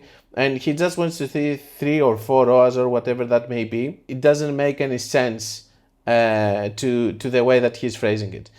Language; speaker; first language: English; non-native, fluent; Greek